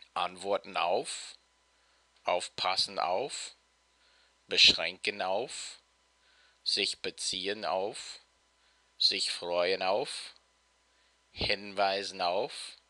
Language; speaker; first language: German; non-native, fluent; English